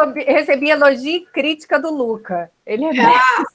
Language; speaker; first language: Portuguese; native; Portuguese